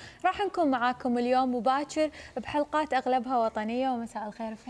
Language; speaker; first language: Arabic; native; Arabic